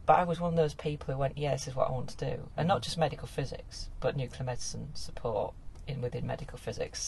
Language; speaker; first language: English; native; English